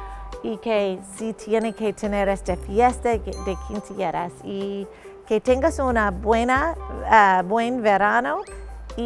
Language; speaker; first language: Spanish; non-native, fluent; English